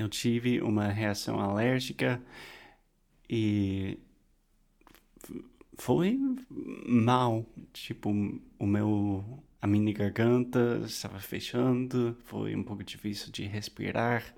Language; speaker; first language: Portuguese; non-native, fluent; English